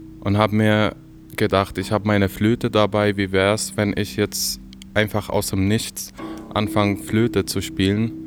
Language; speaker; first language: German; non-native, fluent; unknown